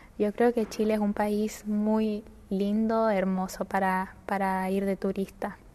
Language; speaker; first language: Spanish; native; Spanish